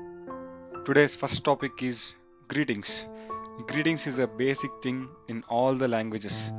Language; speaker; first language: English; non-native, local second language; Kannada